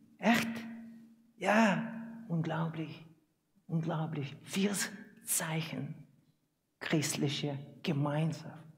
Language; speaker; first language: German; non-native, learner; Russian